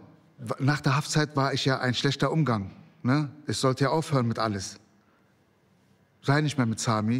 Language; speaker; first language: German; early bilingual, other home language; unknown